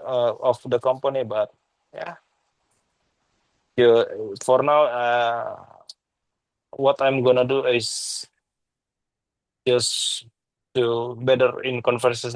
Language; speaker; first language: English; non-native, learner; Indonesian